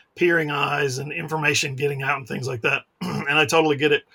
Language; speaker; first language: English; native; English